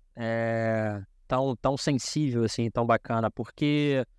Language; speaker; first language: Portuguese; native; Portuguese